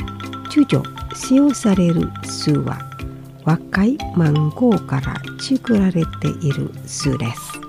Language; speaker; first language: Japanese; non-native, fluent; Indonesian